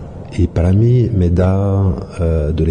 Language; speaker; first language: Spanish; non-native, learner; French